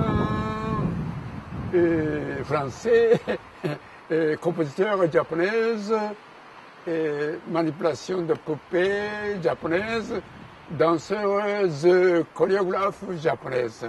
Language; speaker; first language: French; non-native, learner; Japanese